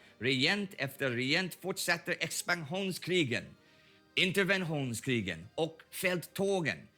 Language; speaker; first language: Swedish; non-native, fluent; English